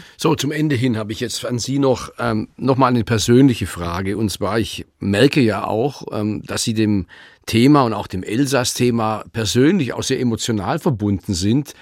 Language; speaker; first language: German; native; German